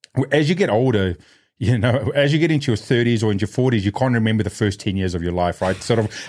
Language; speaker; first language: English; native; English